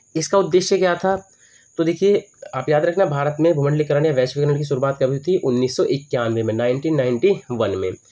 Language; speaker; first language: Hindi; native; Hindi